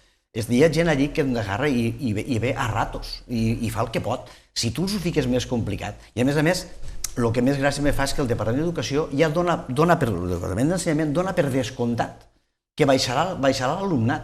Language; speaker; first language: Catalan; native; Catalan